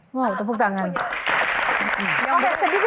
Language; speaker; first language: Indonesian; native; Indonesian